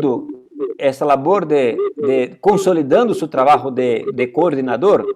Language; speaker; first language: Portuguese; non-native, learner; Spanish